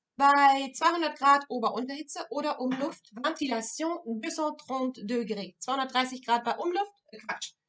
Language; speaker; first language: German; non-native, fluent; French